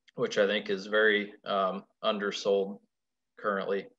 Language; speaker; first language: English; native; English